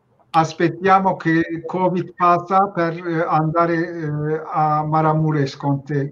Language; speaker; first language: Italian; non-native, learner; Turkish